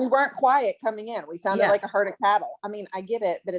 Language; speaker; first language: English; native; English